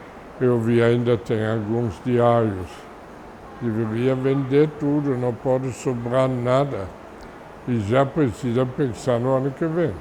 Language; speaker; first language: Portuguese; non-native, fluent; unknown